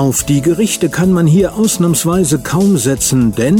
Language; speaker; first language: German; native; German